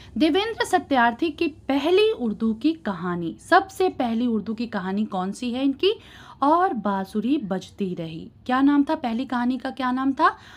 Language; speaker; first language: Urdu; native; Urdu